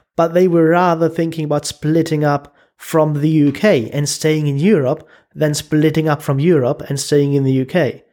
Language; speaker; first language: English; non-native, fluent; German